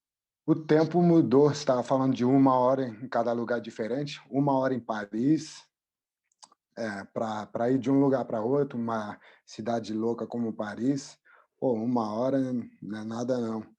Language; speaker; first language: Portuguese; non-native, fluent; French